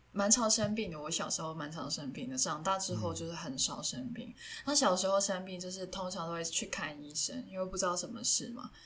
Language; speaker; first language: Chinese; non-native, local second language; Cantonese